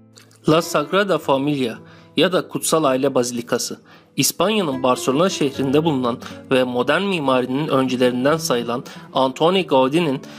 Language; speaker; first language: Turkish; native; Turkish